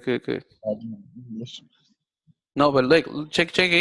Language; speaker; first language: English; non-native, fluent; Spanish